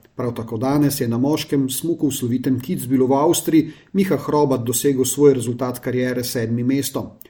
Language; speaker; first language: Slovenian; native; Slovenian